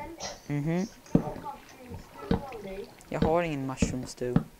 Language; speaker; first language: Swedish; native; Swedish